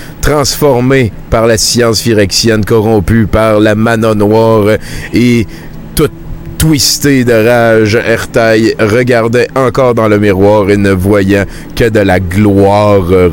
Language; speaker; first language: French; native; French